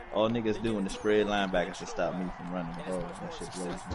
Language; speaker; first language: English; native; English